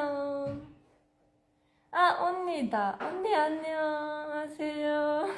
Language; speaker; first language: Korean; non-native, fluent; Japanese